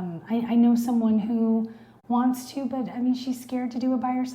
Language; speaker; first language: English; native; English